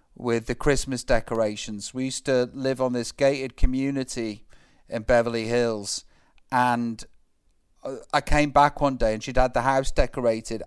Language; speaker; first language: English; native; English